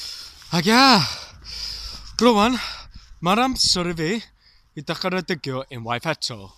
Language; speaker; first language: Welsh; non-native, learner; English